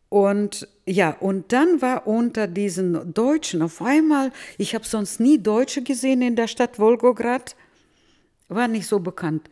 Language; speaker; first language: German; early bilingual, heritage; Russian